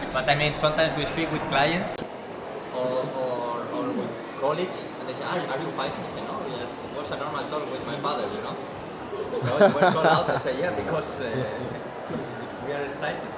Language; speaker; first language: English; non-native, fluent; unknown